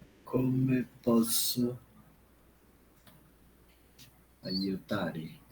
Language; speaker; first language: Italian; non-native, learner; Portuguese